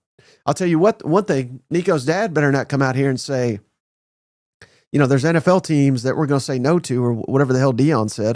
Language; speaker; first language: English; native; English